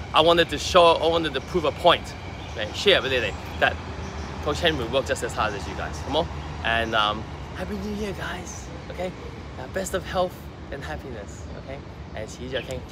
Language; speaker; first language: English; non-native, local second language; Cantonese